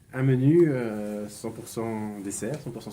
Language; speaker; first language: French; native; French